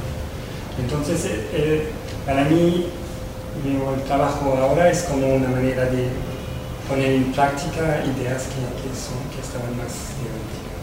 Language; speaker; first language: Spanish; non-native, fluent; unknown